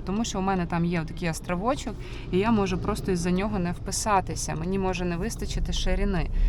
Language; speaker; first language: Ukrainian; non-native, local second language; Russian